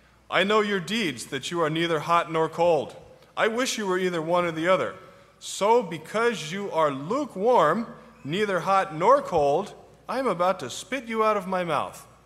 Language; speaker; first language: English; native; English